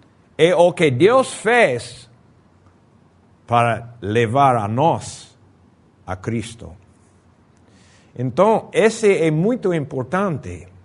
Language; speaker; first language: Portuguese; non-native, fluent; Spanish